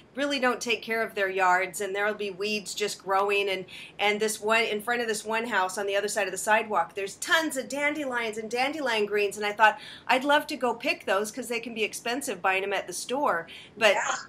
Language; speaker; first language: English; native; English